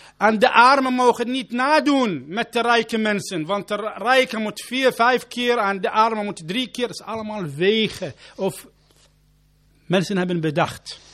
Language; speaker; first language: Dutch; non-native, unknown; Arabic